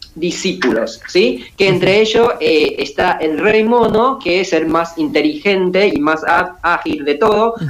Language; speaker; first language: Spanish; early bilingual, other home language; Chinese